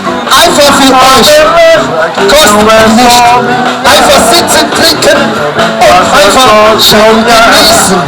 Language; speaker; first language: German; non-native, learner; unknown